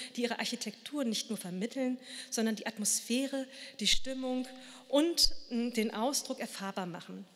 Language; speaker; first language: German; native; German